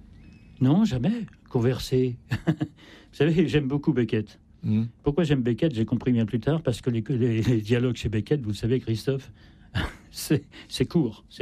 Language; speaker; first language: French; native; French